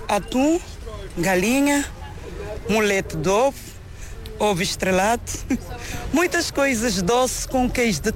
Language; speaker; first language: Portuguese; non-native, local second language; Kabuverdianu